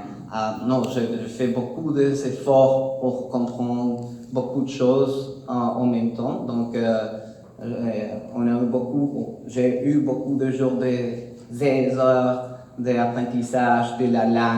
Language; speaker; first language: French; non-native, learner; Spanish